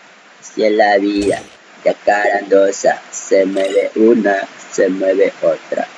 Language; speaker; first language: Spanish; native; Spanish